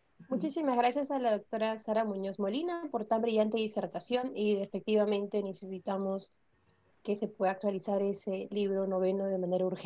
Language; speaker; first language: Spanish; native; Spanish